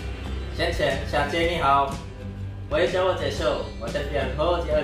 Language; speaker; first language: Chinese; non-native, learner; Indonesian